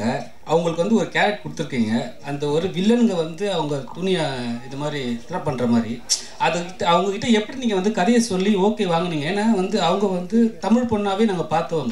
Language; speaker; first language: Tamil; native; Tamil